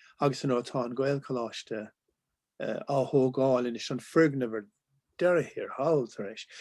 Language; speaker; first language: Irish; non-native, local second language; English